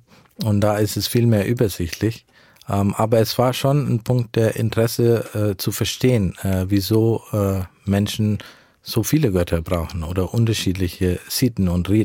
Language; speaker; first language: German; early bilingual, heritage; German